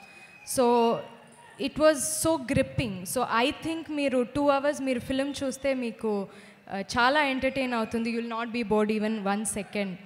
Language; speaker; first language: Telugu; non-native, fluent; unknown